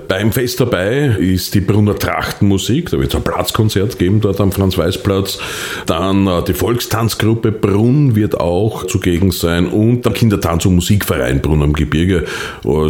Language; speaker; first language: German; native; German